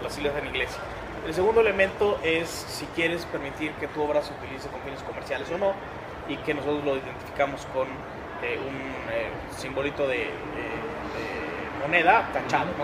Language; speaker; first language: Spanish; native; Spanish